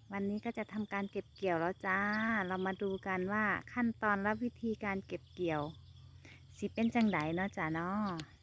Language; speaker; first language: Thai; native; Thai